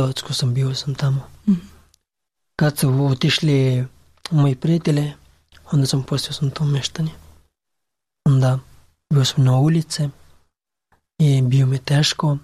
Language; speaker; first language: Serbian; non-native, learner; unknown